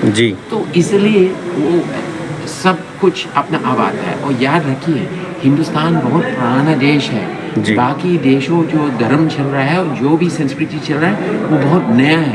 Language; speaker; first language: Hindi; non-native, fluent; English